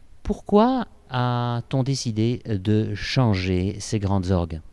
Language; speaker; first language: French; native; French